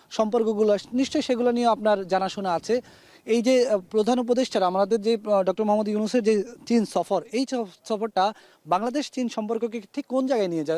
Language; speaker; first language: Bangla; native; Bangla